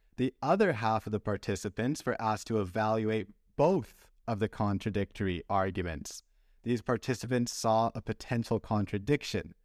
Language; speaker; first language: English; native; English